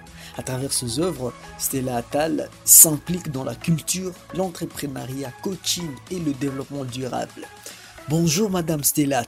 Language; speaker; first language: French; non-native, fluent; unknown